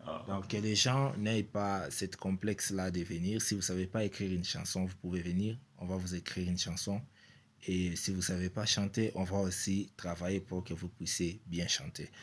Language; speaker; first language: French; non-native, local second language; Lingala